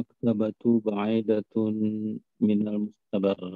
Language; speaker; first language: Arabic; non-native, learner; Indonesian